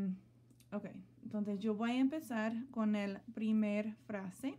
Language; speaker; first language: Spanish; non-native, learner; English